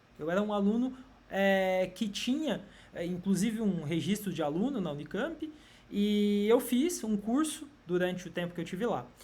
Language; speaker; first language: Portuguese; native; Portuguese